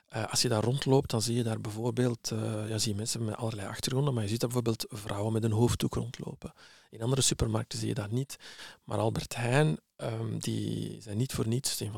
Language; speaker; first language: Dutch; early bilingual, other home language; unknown